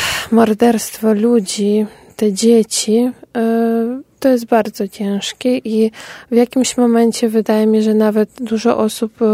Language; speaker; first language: Polish; non-native, fluent; Ukrainian